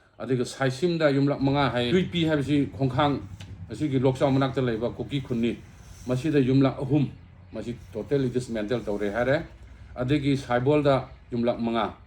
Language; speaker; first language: Manipuri; non-native, local second language; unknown